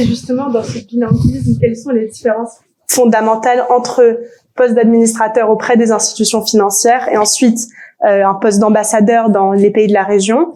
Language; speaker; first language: French; native; French